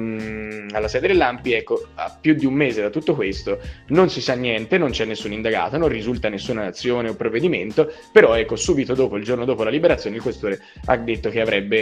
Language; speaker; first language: Italian; native; Italian